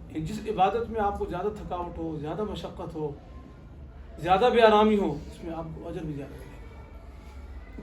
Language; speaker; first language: Urdu; non-native, local second language; Pashto